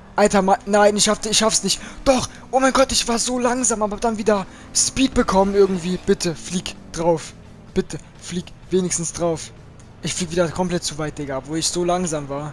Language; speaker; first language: German; native; German